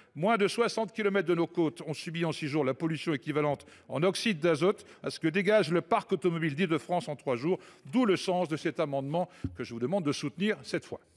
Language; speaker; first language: French; native; French